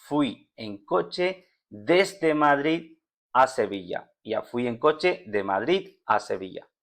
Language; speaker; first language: Spanish; non-native, fluent; Urdu